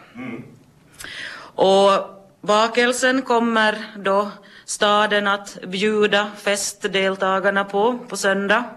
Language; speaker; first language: Swedish; native; Swedish